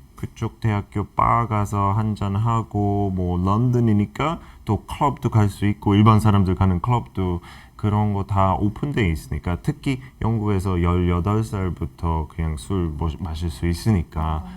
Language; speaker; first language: Korean; non-native, fluent; English